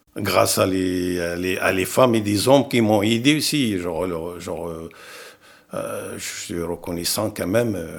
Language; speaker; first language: French; non-native, fluent; Arabic